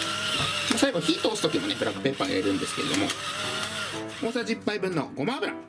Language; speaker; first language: Japanese; native; Japanese